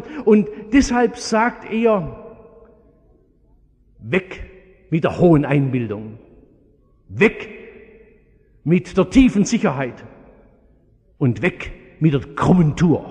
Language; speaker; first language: German; native; German